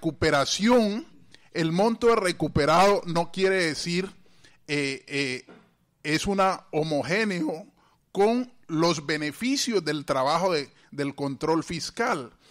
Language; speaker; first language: Spanish; native; Spanish